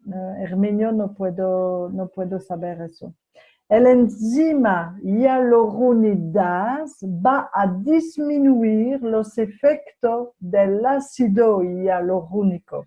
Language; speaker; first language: Spanish; non-native, fluent; French